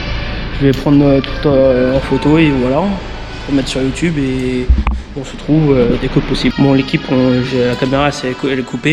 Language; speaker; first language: French; native; French